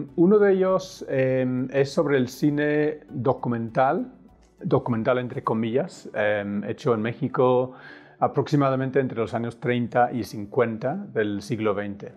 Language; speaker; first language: Spanish; non-native, fluent; English